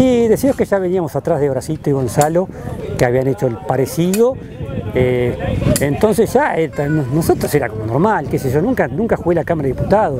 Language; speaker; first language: Spanish; native; Spanish